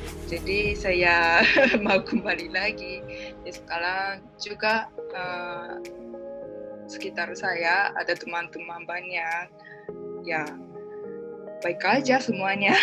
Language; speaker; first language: Indonesian; non-native, learner; Japanese